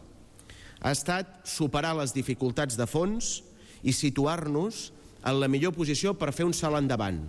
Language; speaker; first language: Catalan; native; Catalan